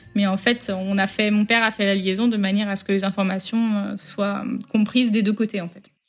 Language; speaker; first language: French; native; French